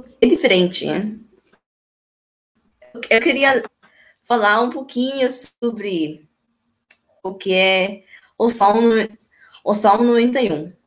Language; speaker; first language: Portuguese; non-native, learner; Spanish